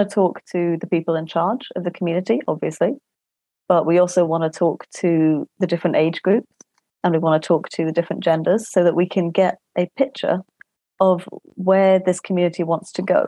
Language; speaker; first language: English; native; English